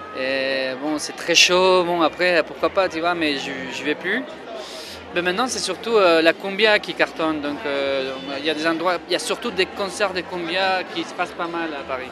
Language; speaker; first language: French; non-native, fluent; Spanish